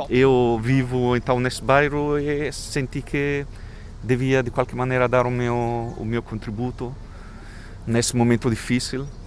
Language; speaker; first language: Portuguese; non-native, fluent; Italian